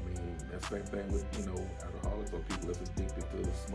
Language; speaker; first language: English; native; English